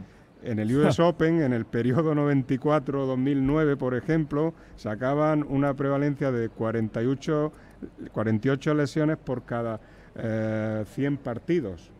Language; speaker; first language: Spanish; native; Spanish